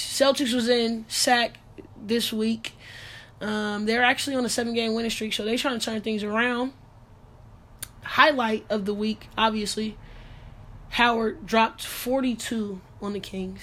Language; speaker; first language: English; native; English